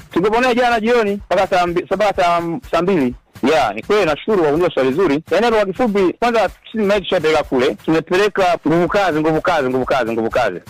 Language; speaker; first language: Swahili; native; Swahili